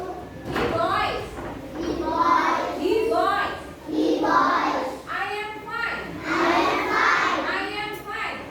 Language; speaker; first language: English; non-native, learner; Indonesian